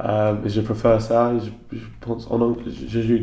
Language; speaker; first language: French; non-native, learner; English